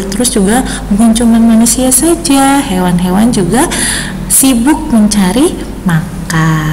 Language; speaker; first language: Indonesian; native; Indonesian